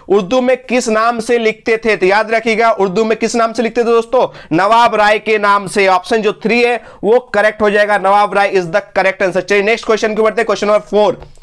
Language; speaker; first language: Hindi; non-native, local second language; Bangla